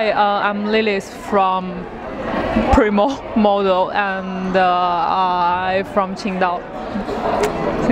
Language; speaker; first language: English; non-native, learner; Chinese